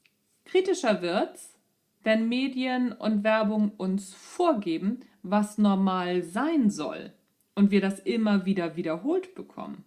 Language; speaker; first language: German; native; German